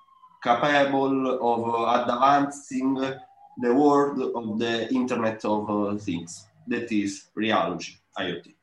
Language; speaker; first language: English; non-native, learner; Italian